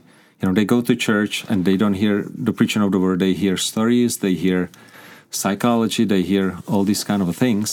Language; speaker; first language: English; non-native, fluent; Czech